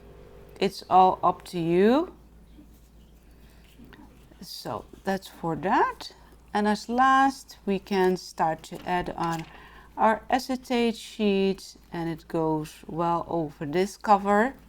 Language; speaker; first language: English; non-native, fluent; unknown